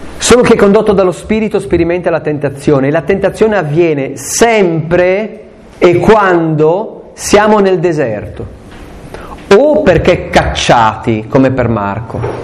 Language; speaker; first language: Italian; non-native, local second language; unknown